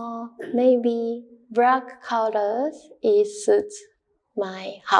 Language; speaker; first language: English; non-native, learner; Japanese